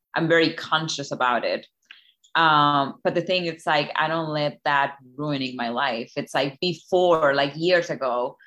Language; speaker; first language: English; non-native, fluent; Spanish